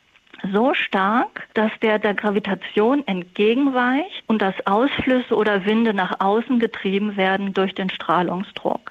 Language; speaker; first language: German; native; German